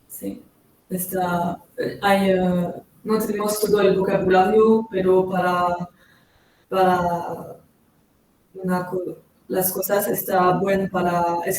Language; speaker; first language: Spanish; non-native, learner; French